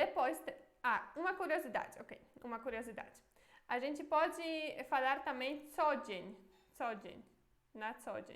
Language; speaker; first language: Portuguese; non-native, fluent; Polish